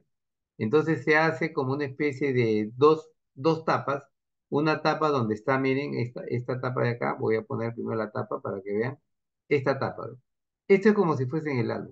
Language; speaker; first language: Spanish; native; Spanish